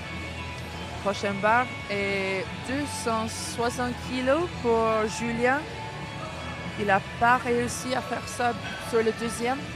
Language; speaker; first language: French; non-native, learner; English